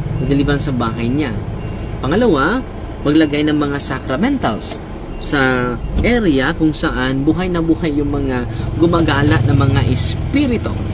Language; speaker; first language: Filipino; non-native, local second language; Cebuano